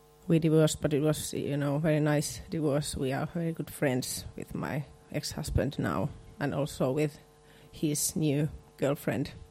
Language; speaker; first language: English; non-native, fluent; Finnish